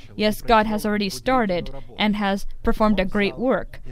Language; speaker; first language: English; non-native, fluent; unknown